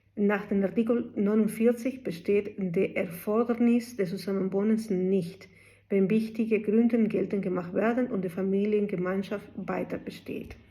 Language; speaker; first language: German; non-native, fluent; Spanish